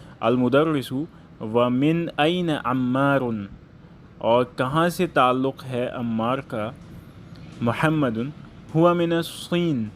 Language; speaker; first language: Urdu; native; Urdu